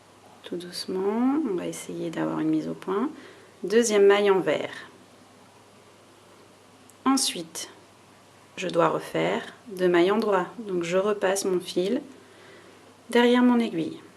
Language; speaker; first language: French; native; French